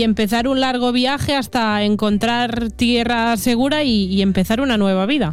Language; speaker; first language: Spanish; non-native, local second language; Catalan